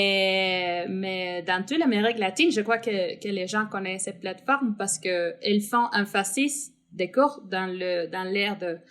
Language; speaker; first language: French; non-native, fluent; Spanish